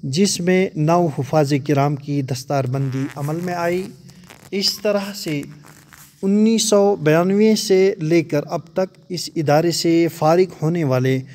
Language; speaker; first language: Urdu; non-native, local second language; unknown